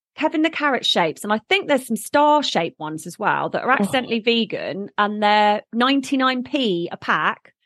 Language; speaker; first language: English; native; English